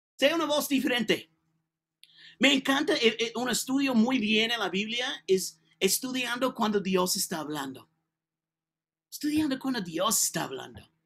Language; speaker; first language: Spanish; non-native, learner; English